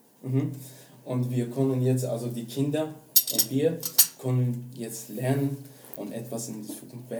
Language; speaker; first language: German; non-native, learner; Persian